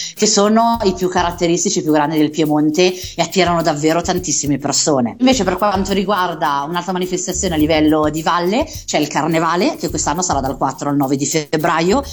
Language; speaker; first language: Italian; native; Italian